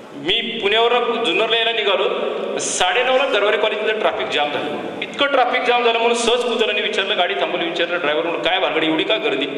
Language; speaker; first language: Marathi; native; Marathi